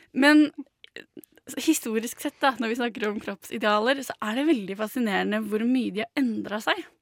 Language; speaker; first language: Norwegian; native; Norwegian